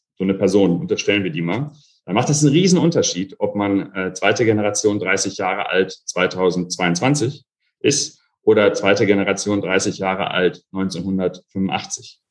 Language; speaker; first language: German; early bilingual, other home language; Arabic